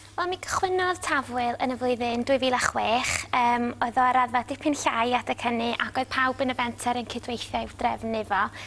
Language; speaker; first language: Welsh; native; Welsh